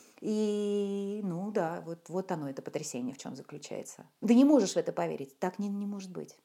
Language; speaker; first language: Russian; native; Russian